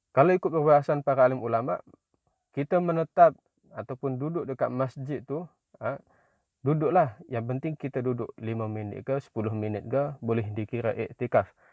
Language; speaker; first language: Malay; native; Malay